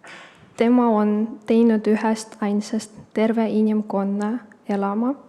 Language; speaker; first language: Estonian; non-native, local second language; Russian